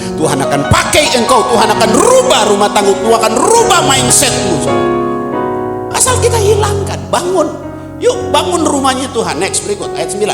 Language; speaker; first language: Indonesian; native; Indonesian